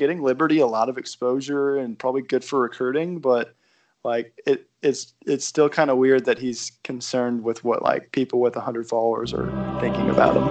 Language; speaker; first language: English; native; English